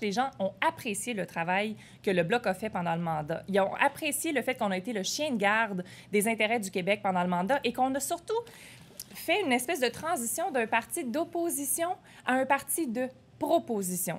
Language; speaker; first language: French; native; French